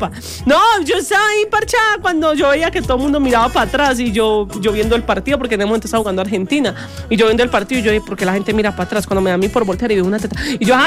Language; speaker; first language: Spanish; native; Spanish